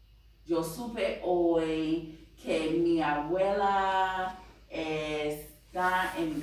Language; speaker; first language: Spanish; non-native, fluent; English